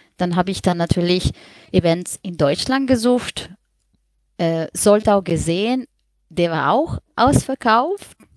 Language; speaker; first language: German; non-native, fluent; Spanish